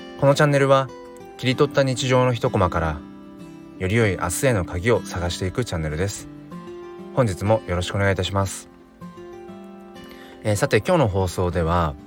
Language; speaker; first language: Japanese; native; Japanese